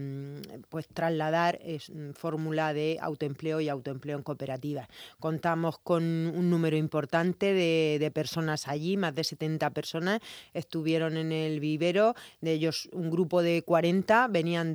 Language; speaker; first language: Spanish; native; Spanish